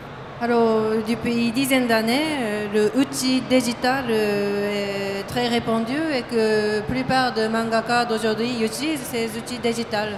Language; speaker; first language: French; non-native, fluent; Japanese